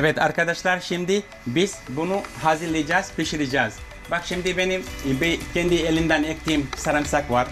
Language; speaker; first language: Turkish; non-native, learner; English